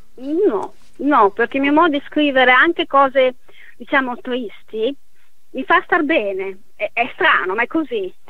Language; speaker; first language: Italian; native; Italian